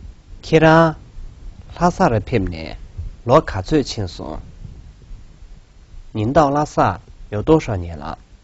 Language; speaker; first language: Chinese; non-native, local second language; Tibetan